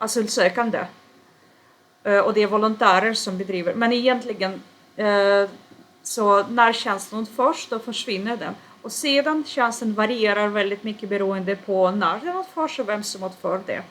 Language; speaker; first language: Swedish; non-native, fluent; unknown